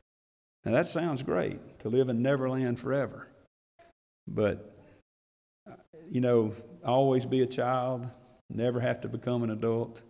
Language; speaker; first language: English; native; English